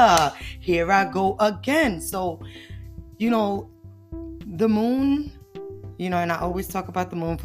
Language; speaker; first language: English; native; English